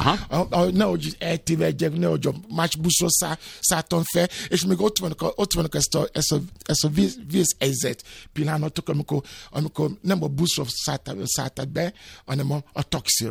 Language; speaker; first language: Hungarian; non-native, learner; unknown